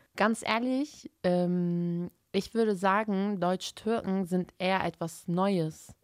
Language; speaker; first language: German; early bilingual, other home language; Turkish